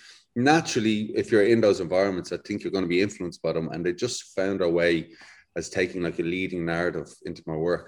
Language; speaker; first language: English; native; English